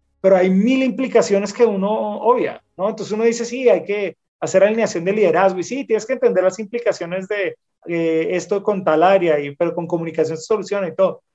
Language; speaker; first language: Spanish; native; Spanish